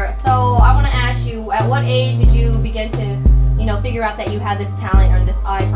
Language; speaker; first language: English; native; English